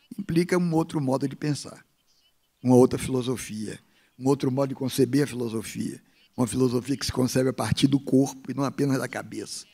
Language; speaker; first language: Portuguese; native; Portuguese